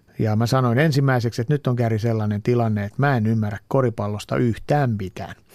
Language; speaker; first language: Finnish; native; Finnish